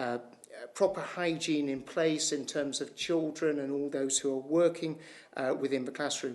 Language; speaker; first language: English; native; English